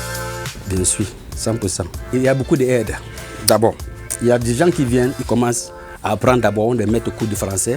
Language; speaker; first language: French; non-native, learner; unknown